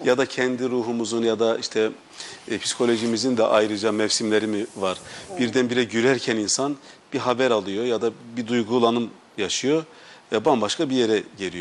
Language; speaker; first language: Turkish; native; Turkish